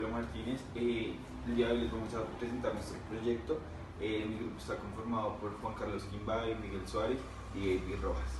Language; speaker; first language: Spanish; native; Spanish